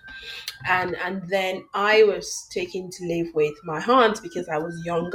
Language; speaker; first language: English; non-native, local second language; Yoruba